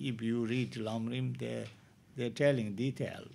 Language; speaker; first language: English; non-native, learner; Tibetan